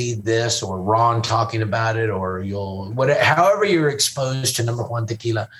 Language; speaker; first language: English; native; English